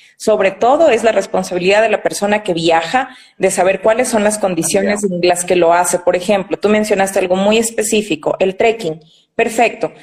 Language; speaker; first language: Spanish; native; Spanish